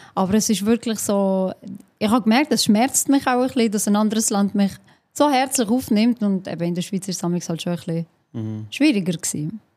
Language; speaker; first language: German; early bilingual, other home language; Albanian